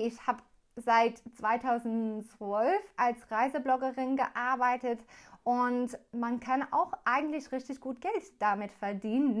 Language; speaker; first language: German; non-native, learner; English